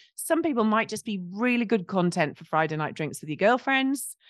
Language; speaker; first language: English; native; English